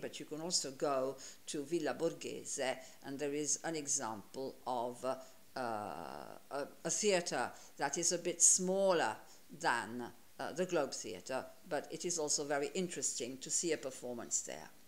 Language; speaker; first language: English; non-native, fluent; Italian